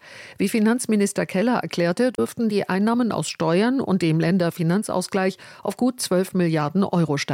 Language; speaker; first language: German; native; German